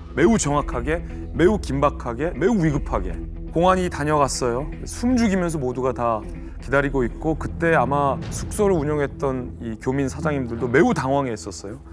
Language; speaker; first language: Korean; native; Korean